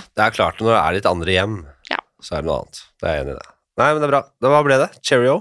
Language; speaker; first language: Norwegian; native; Norwegian